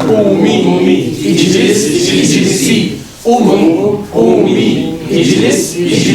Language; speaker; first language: Arabic; non-native, learner; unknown